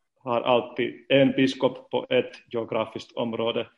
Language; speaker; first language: Swedish; non-native, fluent; Finnish